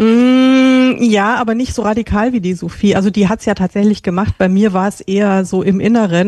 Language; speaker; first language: German; native; German